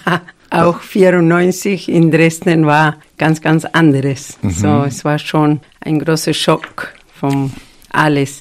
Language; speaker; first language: German; non-native, fluent; Spanish